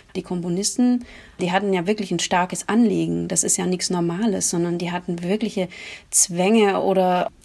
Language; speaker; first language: German; native; German